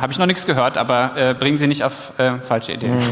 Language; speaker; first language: German; native; German